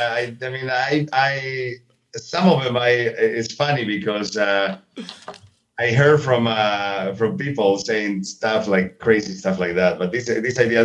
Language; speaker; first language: English; non-native, fluent; Spanish